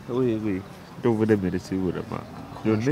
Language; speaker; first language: French; non-native, local second language; Kinyarwanda